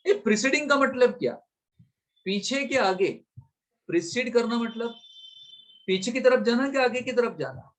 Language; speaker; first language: Hindi; non-native, local second language; Gujarati